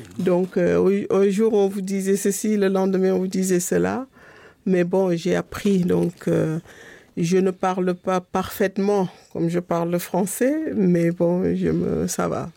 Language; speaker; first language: French; non-native, local second language; Wolof